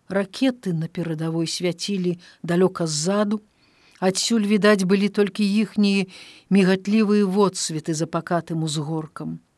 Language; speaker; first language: Belarusian; native; Belarusian